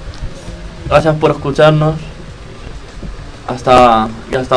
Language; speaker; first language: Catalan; early bilingual, other home language; Arabic